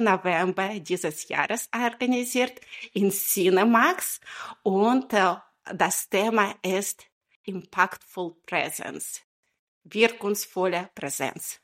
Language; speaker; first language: German; non-native, fluent; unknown